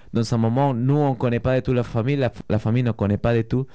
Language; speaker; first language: French; non-native, fluent; Spanish